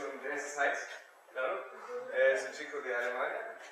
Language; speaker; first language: Spanish; non-native, learner; German